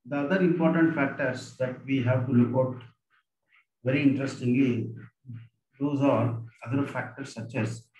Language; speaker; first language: English; non-native, local second language; Kannada